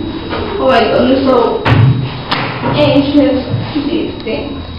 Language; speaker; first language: English; non-native, learner; Spanish